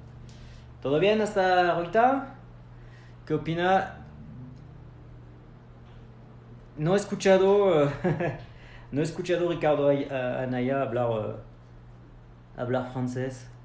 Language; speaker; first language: Spanish; non-native, fluent; French